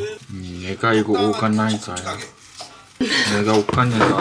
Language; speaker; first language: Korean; non-native, learner; Japanese